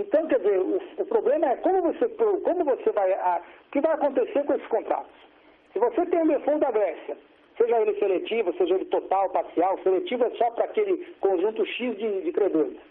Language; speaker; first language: Portuguese; native; Portuguese